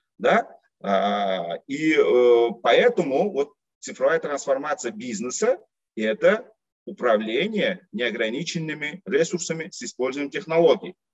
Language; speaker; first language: Russian; non-native, local second language; Uzbek